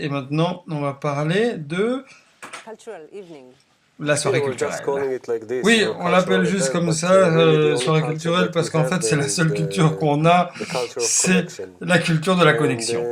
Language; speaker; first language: French; non-native, fluent; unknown